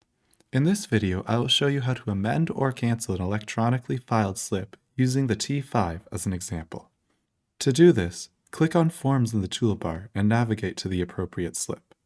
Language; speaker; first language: English; native; English